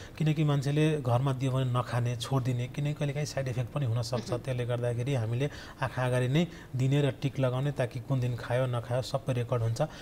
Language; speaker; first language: Nepali; non-native, local second language; Maithili